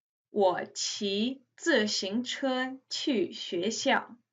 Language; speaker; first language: Chinese; non-native, fluent; English